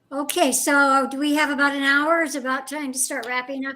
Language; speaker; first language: English; native; English